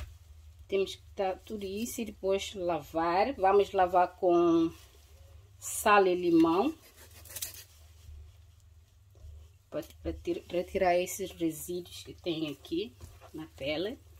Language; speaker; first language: Portuguese; non-native, local second language; Upper Guinea Crioulo